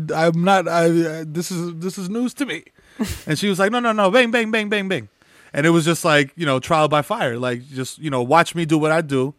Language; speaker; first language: English; early bilingual, other home language; Spanish